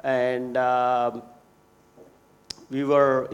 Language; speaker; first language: English; non-native, local second language; Hindi